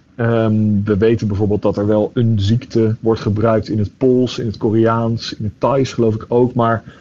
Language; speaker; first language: Dutch; native; Dutch